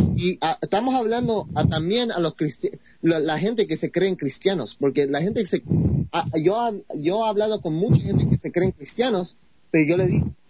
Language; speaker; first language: Spanish; non-native, fluent; English